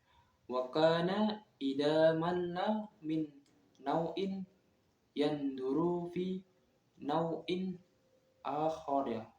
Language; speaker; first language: Arabic; non-native, learner; Indonesian